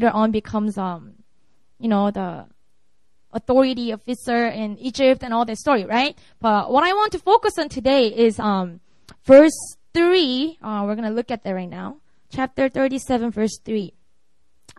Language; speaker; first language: English; non-native, fluent; Korean